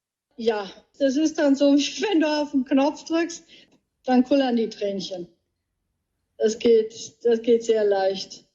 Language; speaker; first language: German; native; German